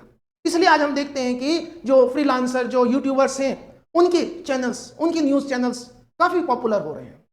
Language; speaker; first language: Hindi; native; Hindi